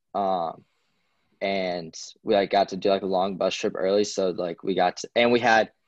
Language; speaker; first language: English; native; English